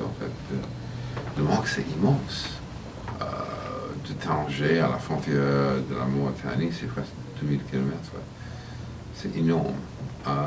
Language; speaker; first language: French; non-native, fluent; English